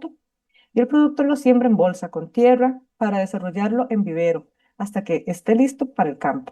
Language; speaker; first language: Spanish; native; Spanish